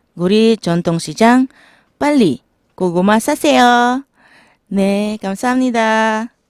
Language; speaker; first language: Korean; non-native, learner; Filipino